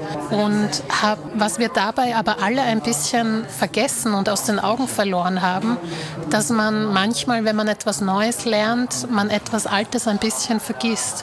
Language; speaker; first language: German; early bilingual, other home language; Slovak